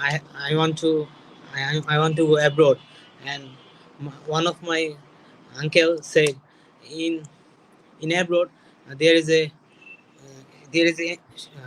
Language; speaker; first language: English; non-native, learner; Bangla